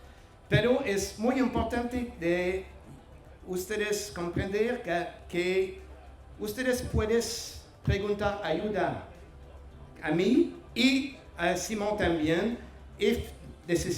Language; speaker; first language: Spanish; non-native, learner; French